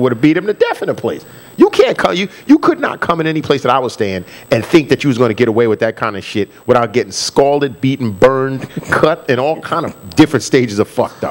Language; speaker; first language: English; native; English